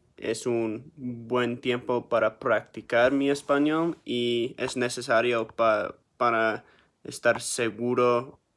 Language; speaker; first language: Spanish; early bilingual, heritage; Spanish